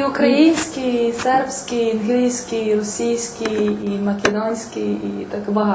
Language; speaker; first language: Ukrainian; non-native, local second language; Serbian